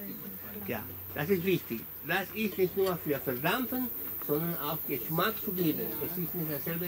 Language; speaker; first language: German; non-native, fluent; Spanish